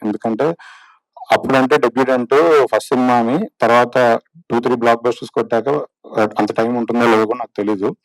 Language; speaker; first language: Telugu; native; Telugu